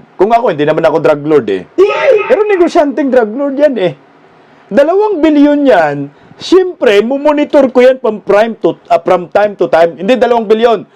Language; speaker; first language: Filipino; non-native, local second language; Cebuano